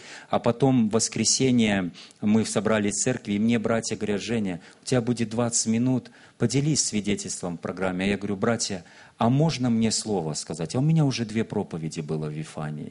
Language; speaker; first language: Russian; native; Russian